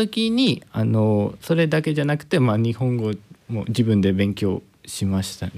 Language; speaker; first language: Japanese; non-native, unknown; Spanish